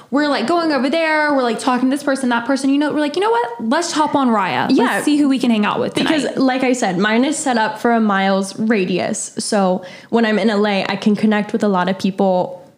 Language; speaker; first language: English; native; English